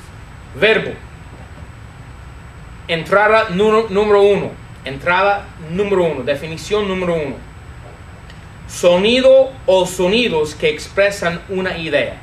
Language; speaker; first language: Spanish; non-native, fluent; English